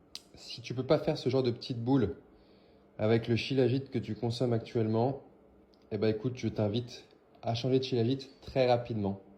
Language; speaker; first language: French; native; French